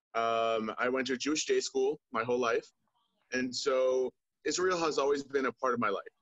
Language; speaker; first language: English; native; English